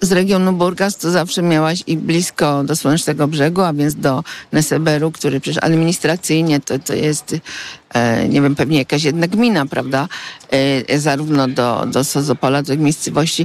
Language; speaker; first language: Polish; native; Polish